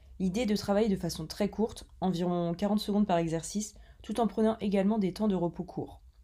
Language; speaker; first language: French; native; French